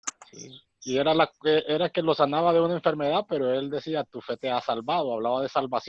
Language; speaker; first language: Spanish; native; Spanish